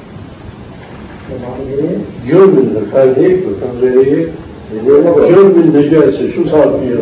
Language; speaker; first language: Arabic; native; Arabic